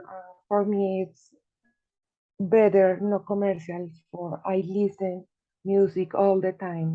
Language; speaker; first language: English; non-native, learner; Spanish